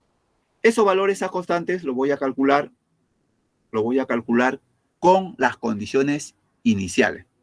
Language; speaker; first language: Spanish; native; Spanish